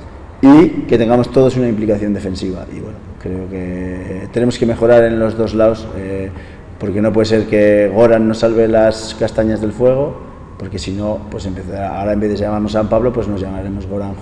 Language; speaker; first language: Spanish; native; Spanish